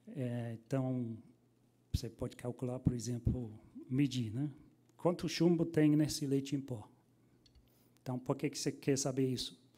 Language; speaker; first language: Portuguese; non-native, fluent; English